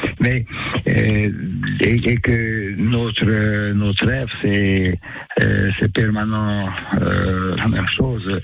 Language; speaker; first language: French; non-native, fluent; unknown